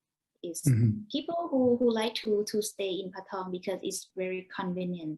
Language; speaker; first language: English; non-native, learner; Thai